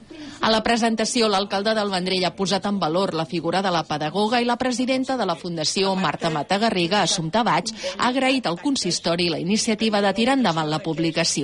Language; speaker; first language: Catalan; native; Catalan